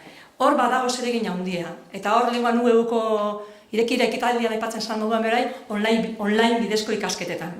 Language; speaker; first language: Basque; native; Basque